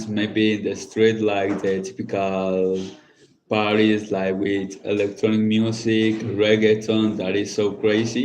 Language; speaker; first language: English; non-native, learner; Spanish